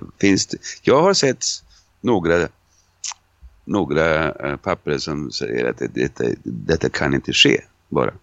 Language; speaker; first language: Swedish; non-native, fluent; Italian